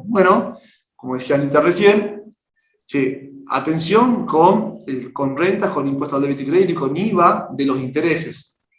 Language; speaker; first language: Spanish; native; Spanish